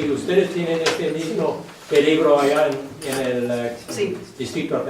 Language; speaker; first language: Spanish; non-native, learner; English